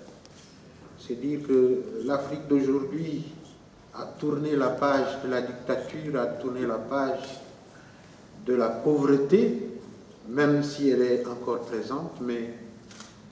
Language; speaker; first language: French; non-native, local second language; Wolof